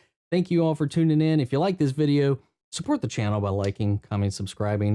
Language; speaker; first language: English; native; English